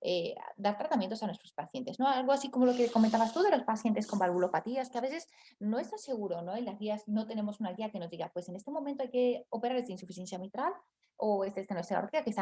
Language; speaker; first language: Spanish; native; Spanish